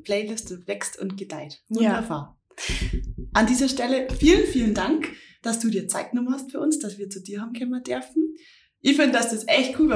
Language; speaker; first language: German; native; German